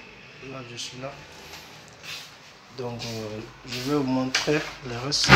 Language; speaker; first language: French; non-native, learner; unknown